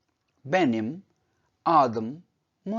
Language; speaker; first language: Turkish; non-native, fluent; Urdu